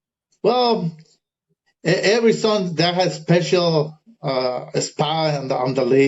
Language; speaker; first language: English; early bilingual, other home language; Spanish